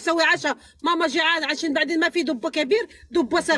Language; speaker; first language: Arabic; non-native, learner; Pashto